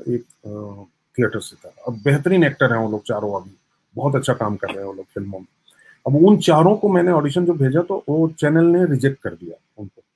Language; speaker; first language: Hindi; native; Hindi